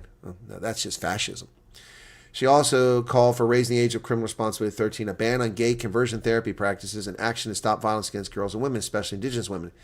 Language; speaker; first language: English; native; English